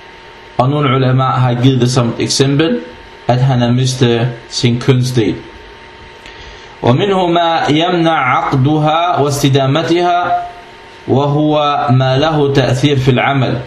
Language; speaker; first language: Danish; non-native, fluent; Arabic